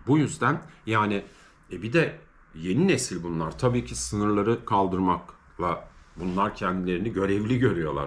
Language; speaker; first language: Turkish; native; Turkish